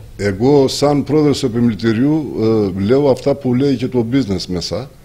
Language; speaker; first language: Greek; non-native, fluent; Albanian